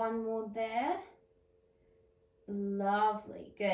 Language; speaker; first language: English; native; English